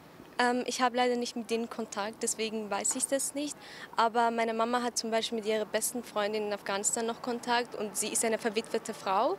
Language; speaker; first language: German; early bilingual, other home language; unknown